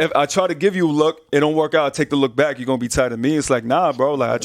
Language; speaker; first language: English; native; English